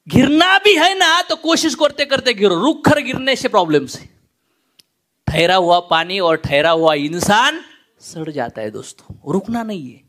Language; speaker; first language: Hindi; non-native, local second language; Marathi